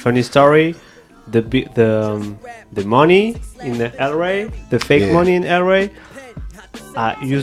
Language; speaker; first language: English; non-native, fluent; French